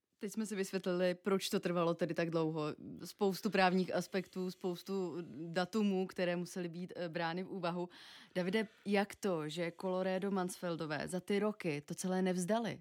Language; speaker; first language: Czech; native; Czech